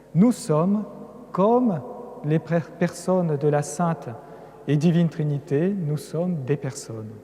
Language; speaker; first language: French; non-native, fluent; Russian